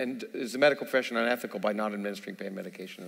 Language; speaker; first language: English; native; English